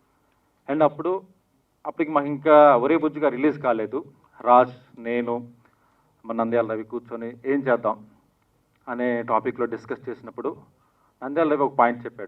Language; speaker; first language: Telugu; native; Telugu